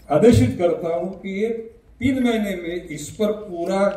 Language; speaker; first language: Hindi; non-native, local second language; Marathi